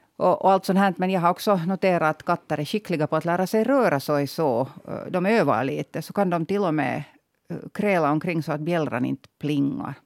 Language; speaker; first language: Swedish; native; Swedish